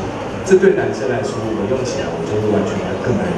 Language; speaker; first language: Chinese; native; Chinese